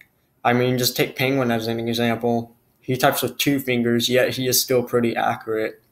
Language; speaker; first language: English; native; English